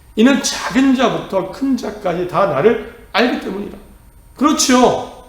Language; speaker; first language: Korean; native; Korean